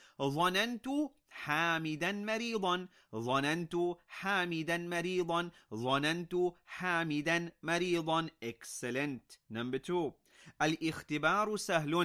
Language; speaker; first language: Arabic; non-native, fluent; English